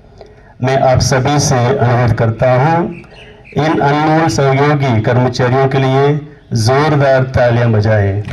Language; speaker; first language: Hindi; native; Hindi